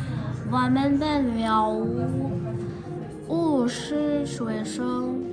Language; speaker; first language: Chinese; non-native, learner; Mongolian